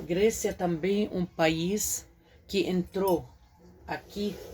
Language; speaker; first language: Portuguese; non-native, fluent; Arabic